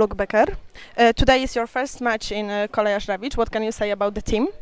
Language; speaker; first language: English; non-native, learner; Polish